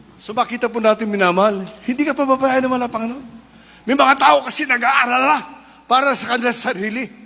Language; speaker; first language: Filipino; non-native, local second language; Iloko